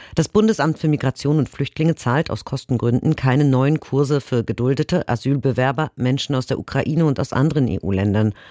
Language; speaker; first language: German; native; German